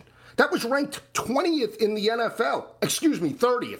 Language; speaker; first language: English; native; English